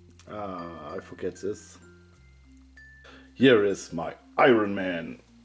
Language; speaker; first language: English; non-native, learner; German